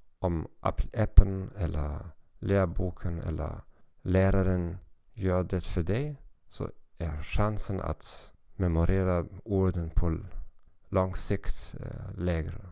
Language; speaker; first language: Swedish; non-native, fluent; German